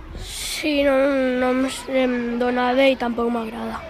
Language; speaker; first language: Catalan; non-native, local second language; Spanish